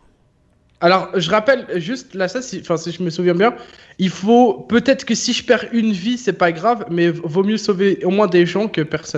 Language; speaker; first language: French; native; French